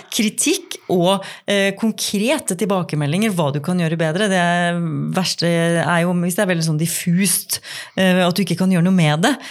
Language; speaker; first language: Norwegian; native; Norwegian